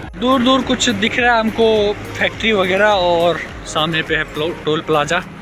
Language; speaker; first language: Hindi; native; Hindi